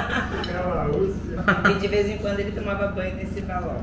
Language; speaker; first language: Portuguese; native; Portuguese